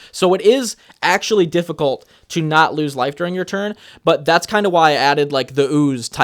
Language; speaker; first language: English; native; English